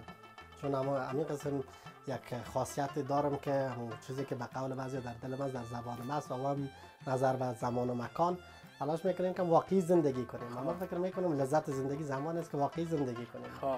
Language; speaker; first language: Persian; native; Persian